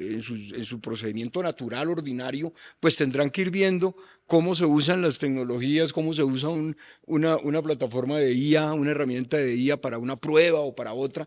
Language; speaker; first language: Spanish; native; Spanish